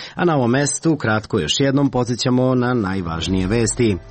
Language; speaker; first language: Serbian; native; Serbian